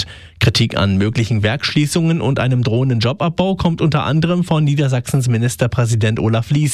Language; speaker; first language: German; native; German